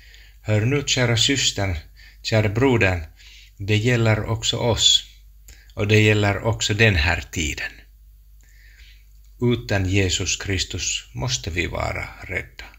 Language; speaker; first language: Swedish; non-native, local second language; Finnish